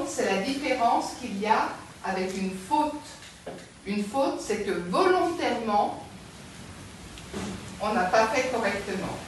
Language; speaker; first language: French; native; French